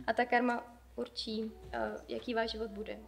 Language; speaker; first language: Czech; native; Czech